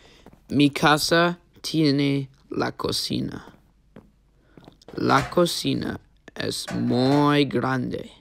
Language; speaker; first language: Spanish; non-native, learner; English